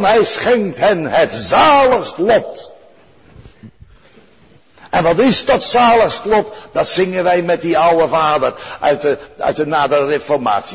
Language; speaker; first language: Dutch; native; Dutch